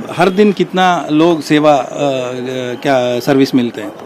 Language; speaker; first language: Hindi; non-native, local second language; Kannada